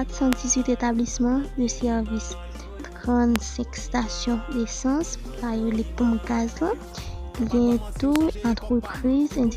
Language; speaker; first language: French; non-native, learner; Haitian Creole